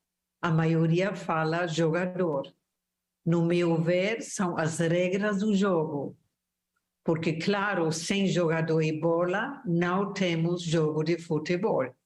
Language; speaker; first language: Portuguese; non-native, fluent; German